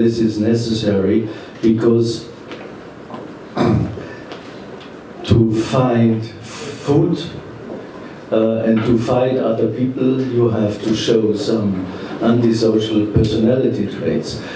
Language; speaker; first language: English; non-native, fluent; German